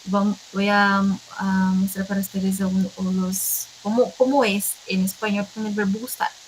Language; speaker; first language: Spanish; non-native, fluent; Portuguese